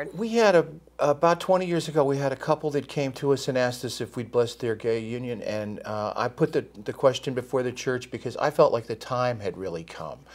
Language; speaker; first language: English; native; English